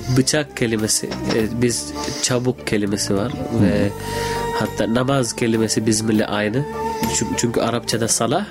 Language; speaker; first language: Turkish; non-native, fluent; Urdu